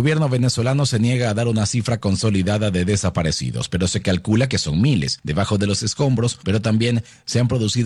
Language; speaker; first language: Spanish; native; Spanish